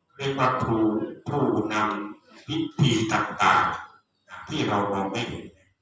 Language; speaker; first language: Thai; non-native, local second language; Khmer